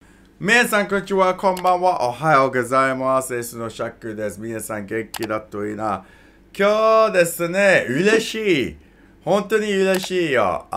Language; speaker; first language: Japanese; non-native, learner; English